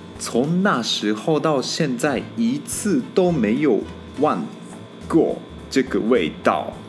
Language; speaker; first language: Chinese; non-native, fluent; Japanese